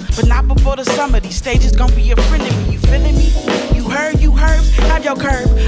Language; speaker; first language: English; native; English